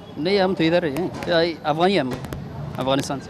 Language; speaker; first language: Hindi; non-native, learner; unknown